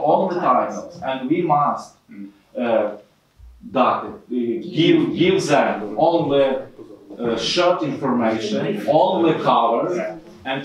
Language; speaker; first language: English; non-native, learner; Ukrainian